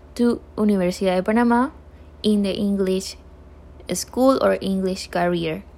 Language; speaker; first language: English; non-native, learner; Spanish